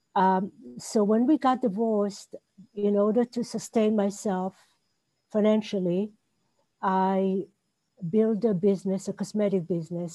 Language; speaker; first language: English; non-native, fluent; Hebrew